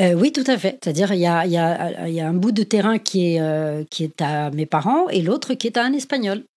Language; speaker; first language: French; early bilingual, other home language; Portuguese